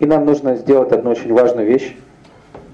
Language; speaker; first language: Russian; native; Russian